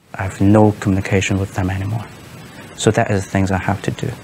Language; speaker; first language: English; non-native, local second language; Cantonese